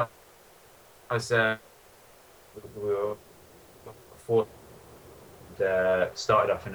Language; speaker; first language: English; native; English